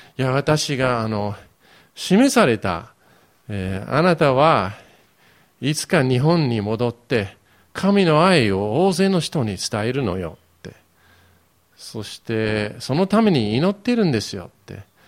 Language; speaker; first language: Japanese; non-native, learner; English